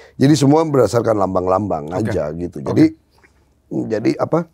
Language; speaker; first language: Indonesian; native; Indonesian